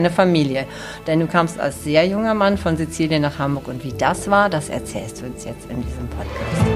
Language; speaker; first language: German; native; German